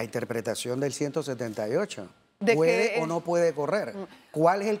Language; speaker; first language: Spanish; native; Spanish